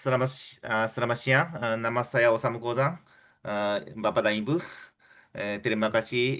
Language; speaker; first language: Indonesian; non-native, learner; Japanese